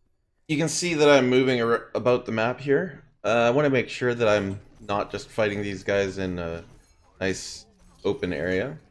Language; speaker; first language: English; native; English